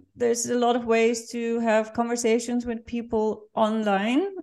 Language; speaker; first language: English; non-native, fluent; Dutch